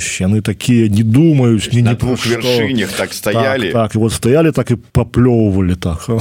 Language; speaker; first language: Belarusian; native; Belarusian